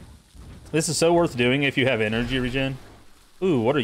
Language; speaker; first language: English; native; English